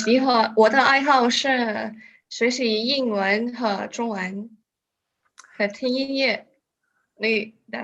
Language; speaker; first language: Chinese; non-native, learner; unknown